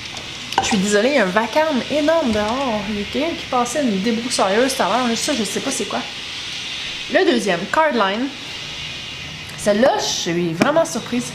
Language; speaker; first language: French; native; French